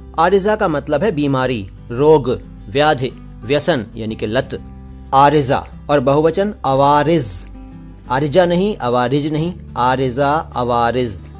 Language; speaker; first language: Hindi; native; Hindi